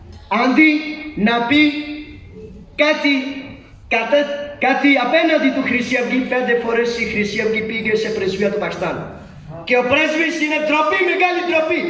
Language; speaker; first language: Greek; non-native, learner; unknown